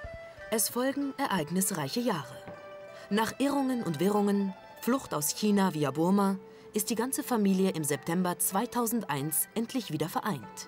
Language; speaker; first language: German; native; German